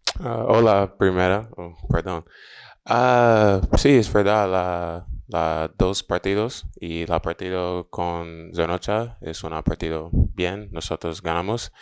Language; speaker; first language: Spanish; non-native, learner; English